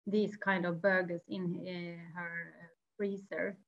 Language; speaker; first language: English; non-native, fluent; Swedish